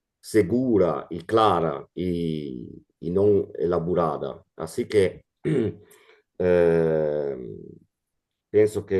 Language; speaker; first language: Spanish; non-native, fluent; Italian